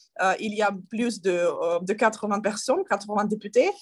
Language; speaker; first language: French; non-native, learner; Ukrainian